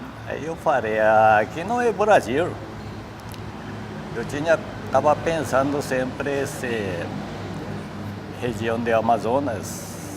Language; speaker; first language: Portuguese; non-native, learner; Japanese